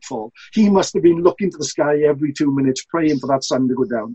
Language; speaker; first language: English; native; English